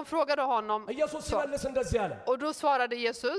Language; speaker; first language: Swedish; non-native, fluent; Amharic